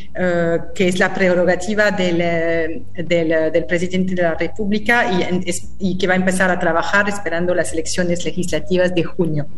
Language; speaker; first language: Spanish; non-native, fluent; French